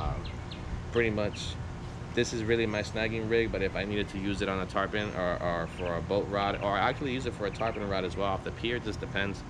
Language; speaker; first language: English; native; English